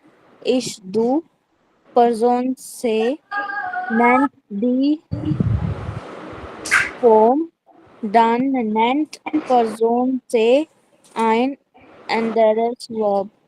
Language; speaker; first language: German; non-native, learner; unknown